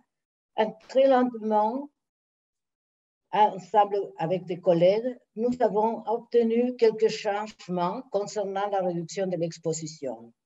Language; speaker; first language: French; non-native, fluent; Spanish